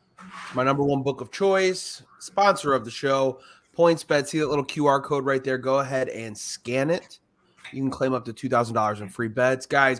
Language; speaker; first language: English; native; English